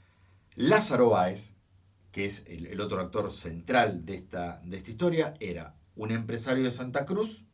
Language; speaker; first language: Spanish; native; Spanish